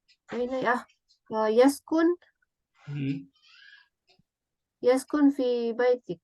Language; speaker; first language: Arabic; non-native, learner; Indonesian